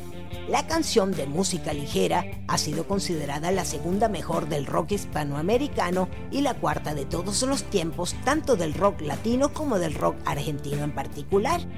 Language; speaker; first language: Spanish; native; Spanish